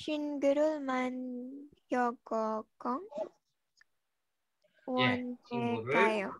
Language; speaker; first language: Korean; non-native, learner; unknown